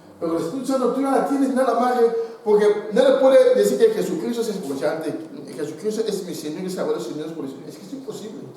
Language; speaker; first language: Spanish; non-native, fluent; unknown